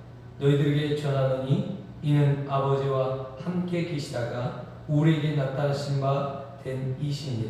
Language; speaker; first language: Korean; native; Korean